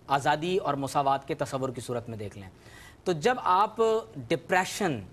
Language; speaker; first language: Urdu; native; Urdu